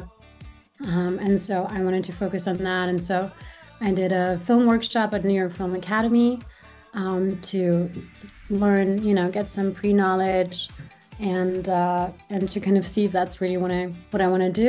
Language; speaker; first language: English; non-native, fluent; German